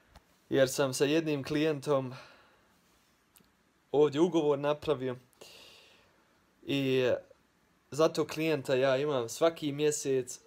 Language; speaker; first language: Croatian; early bilingual, heritage; Croatian